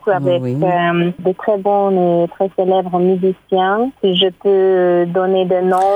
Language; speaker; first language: French; non-native, fluent; Hungarian